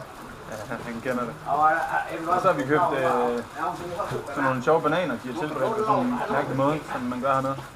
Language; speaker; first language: Danish; native; Danish